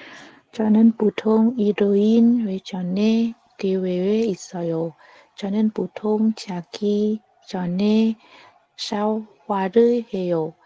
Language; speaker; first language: Korean; non-native, learner; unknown